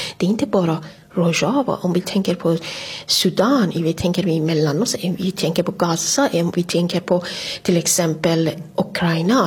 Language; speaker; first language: Swedish; non-native, fluent; Persian